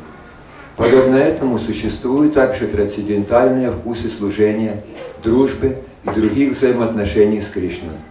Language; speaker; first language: Russian; native; Russian